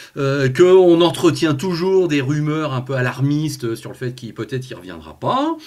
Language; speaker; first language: French; native; French